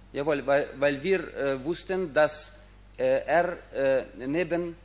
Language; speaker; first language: German; non-native, fluent; Ukrainian